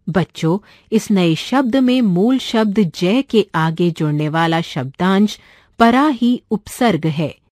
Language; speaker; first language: Hindi; non-native, local second language; Marathi